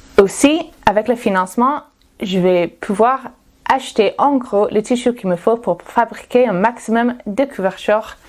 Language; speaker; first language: French; non-native, fluent; English